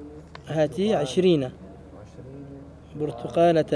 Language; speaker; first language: Arabic; non-native, fluent; French